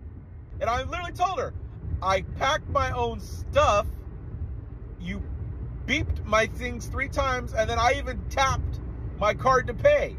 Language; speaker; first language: English; native; English